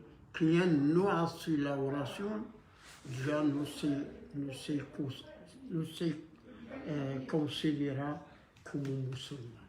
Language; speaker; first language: Spanish; non-native, fluent; Arabic